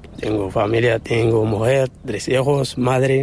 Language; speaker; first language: Spanish; non-native, learner; Arabic